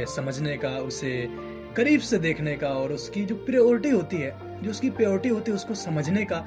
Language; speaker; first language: Hindi; native; Hindi